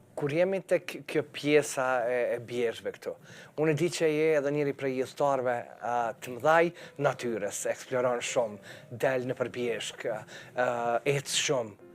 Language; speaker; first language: Albanian; native; Albanian